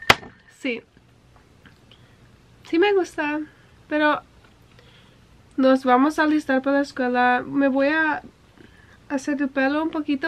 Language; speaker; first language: Spanish; early bilingual, heritage; English